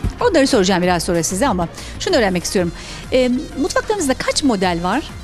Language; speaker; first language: Turkish; native; Turkish